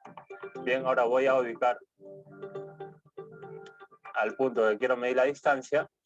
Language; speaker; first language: Spanish; native; Spanish